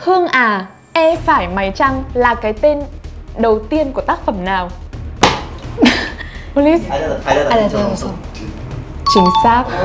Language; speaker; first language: Vietnamese; native; Vietnamese